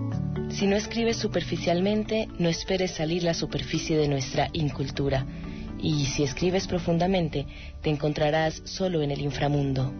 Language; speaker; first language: Spanish; native; Spanish